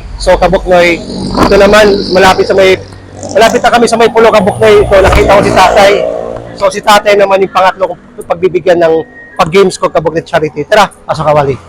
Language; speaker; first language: Filipino; non-native, local second language; Cebuano